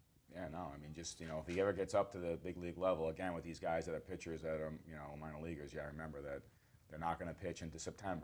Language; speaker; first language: English; native; English